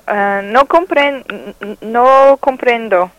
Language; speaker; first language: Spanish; non-native, learner; English